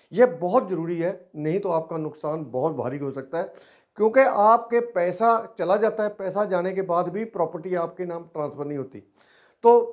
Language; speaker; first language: Hindi; non-native, local second language; Punjabi